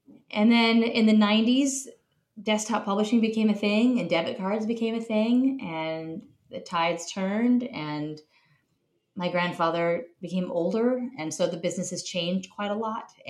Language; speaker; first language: English; native; English